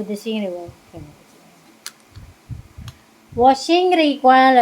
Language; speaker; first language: Chinese; non-native, learner; Filipino